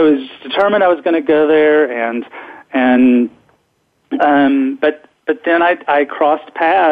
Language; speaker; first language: English; native; English